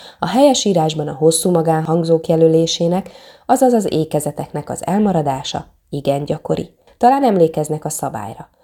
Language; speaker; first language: Hungarian; native; Hungarian